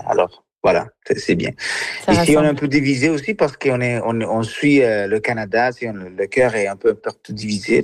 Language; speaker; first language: French; non-native, fluent; Spanish